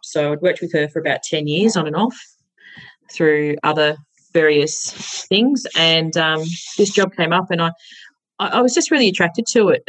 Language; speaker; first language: English; native; English